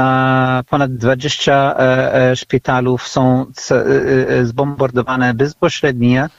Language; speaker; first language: Polish; non-native, fluent; Arabic